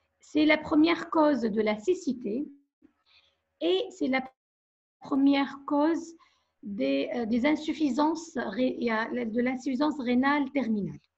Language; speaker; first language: French; non-native, local second language; Arabic